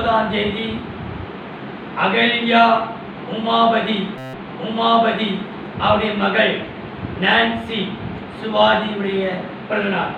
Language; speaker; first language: Tamil; native; Tamil